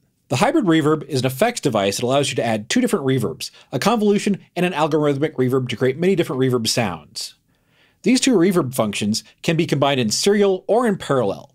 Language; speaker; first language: English; native; English